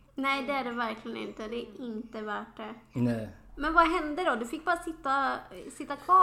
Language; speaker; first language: Swedish; native; Swedish